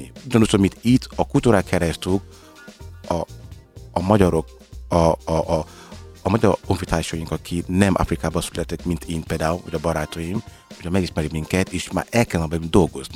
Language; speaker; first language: Hungarian; non-native, learner; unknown